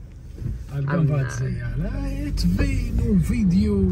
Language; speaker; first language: Portuguese; early bilingual, heritage; English